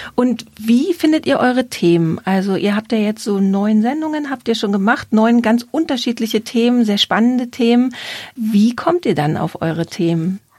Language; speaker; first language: German; native; German